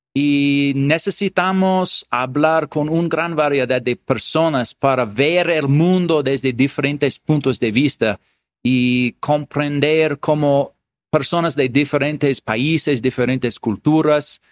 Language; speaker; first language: Spanish; non-native, fluent; English